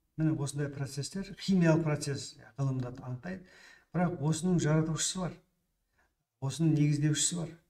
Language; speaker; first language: Kazakh; native; Kazakh